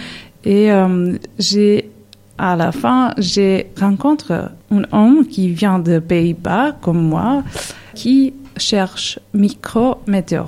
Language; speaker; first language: French; non-native, learner; Serbian